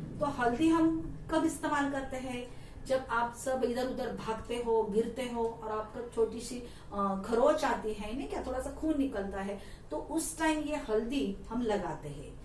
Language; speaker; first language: Hindi; non-native, local second language; Marathi